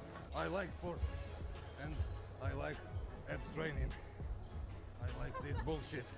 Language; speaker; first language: English; non-native, learner; Russian